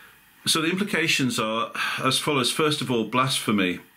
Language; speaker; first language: English; native; English